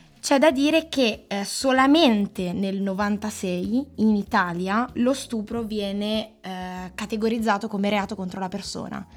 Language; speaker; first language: Italian; native; Italian